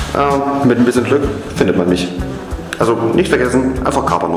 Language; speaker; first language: German; native; German